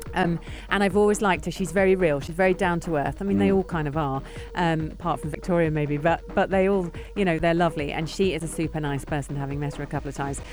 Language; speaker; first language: English; native; English